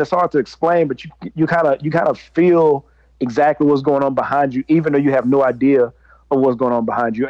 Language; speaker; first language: English; native; English